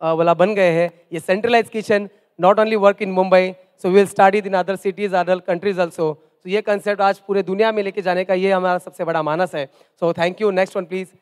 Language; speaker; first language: Hindi; non-native, local second language; Marathi